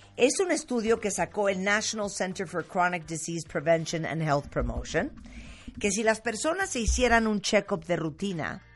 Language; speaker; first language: Spanish; native; Spanish